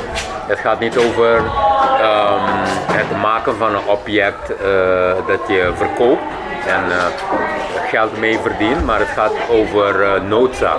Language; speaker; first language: Dutch; non-native, local second language; Papiamento